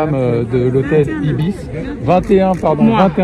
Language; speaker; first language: French; native; French